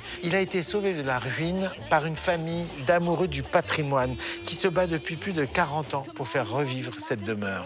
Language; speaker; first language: French; native; French